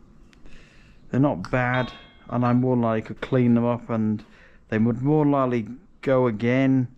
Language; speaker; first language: English; native; English